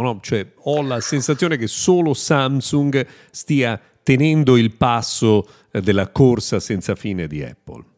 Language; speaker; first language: Italian; native; Italian